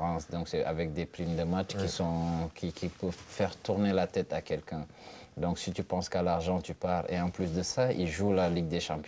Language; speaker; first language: French; non-native, local second language; Wolof